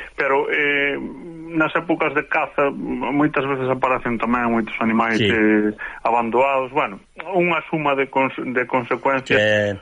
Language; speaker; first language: Galician; native; Galician